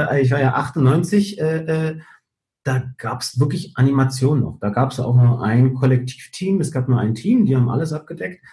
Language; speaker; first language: German; early bilingual, heritage; German